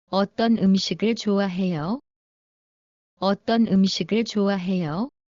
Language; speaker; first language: Korean; non-native, learner; Bangla